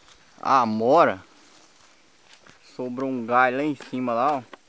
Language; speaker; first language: Portuguese; native; Portuguese